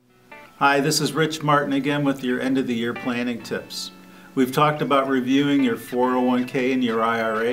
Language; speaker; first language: English; native; English